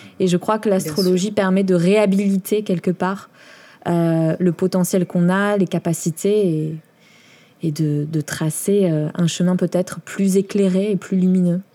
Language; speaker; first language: French; native; French